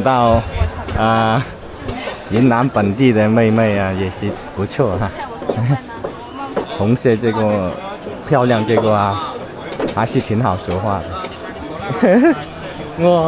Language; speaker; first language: Chinese; non-native, fluent; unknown